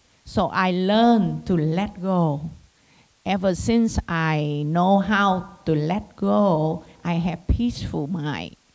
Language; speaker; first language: English; non-native, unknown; Vietnamese